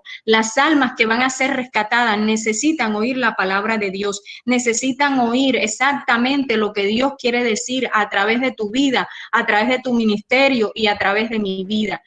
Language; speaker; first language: Spanish; native; Spanish